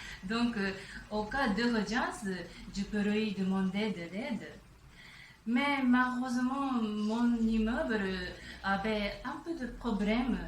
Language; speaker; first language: French; non-native, learner; Japanese